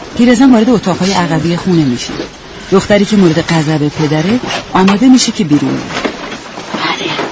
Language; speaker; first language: Persian; native; Persian